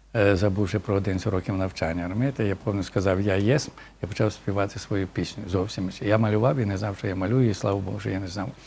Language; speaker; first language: Ukrainian; native; Ukrainian